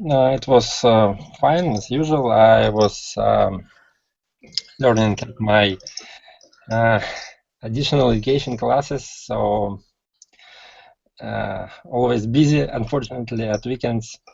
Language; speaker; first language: English; non-native, learner; Russian